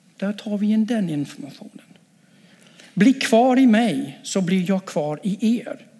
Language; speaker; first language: Swedish; non-native, fluent; English